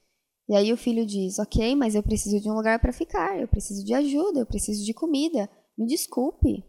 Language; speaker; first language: Portuguese; native; Portuguese